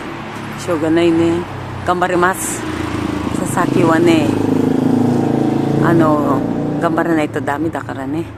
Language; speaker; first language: Japanese; non-native, learner; Filipino